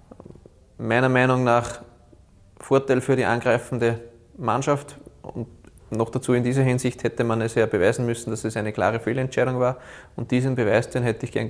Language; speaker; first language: German; native; German